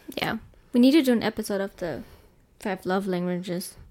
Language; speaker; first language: English; non-native, fluent; German